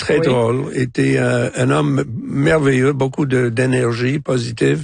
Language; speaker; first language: French; non-native, local second language; English